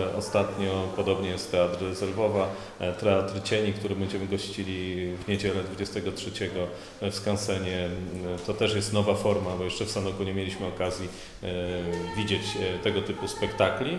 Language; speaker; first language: Polish; native; Polish